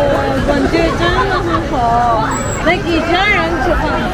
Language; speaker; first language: Chinese; non-native, learner; Armenian